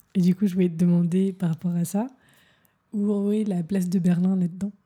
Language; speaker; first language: French; native; French